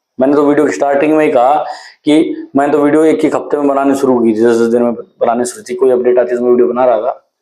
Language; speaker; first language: Hindi; native; Hindi